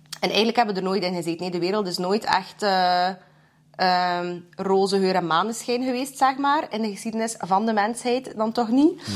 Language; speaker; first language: Dutch; early bilingual, other home language; Russian